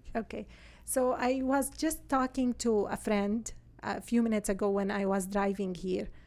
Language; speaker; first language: English; non-native, fluent; Arabic